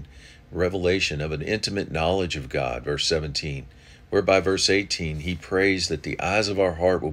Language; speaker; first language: English; native; English